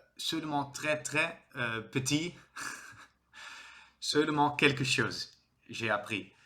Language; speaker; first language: French; non-native, learner; Dutch